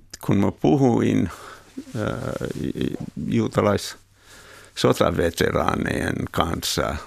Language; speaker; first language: Finnish; non-native, fluent; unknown